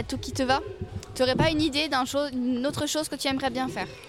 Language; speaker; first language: French; native; French